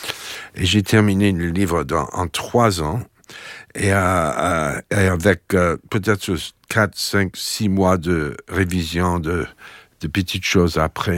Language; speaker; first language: French; non-native, fluent; English